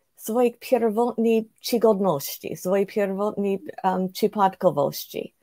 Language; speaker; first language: Polish; non-native, fluent; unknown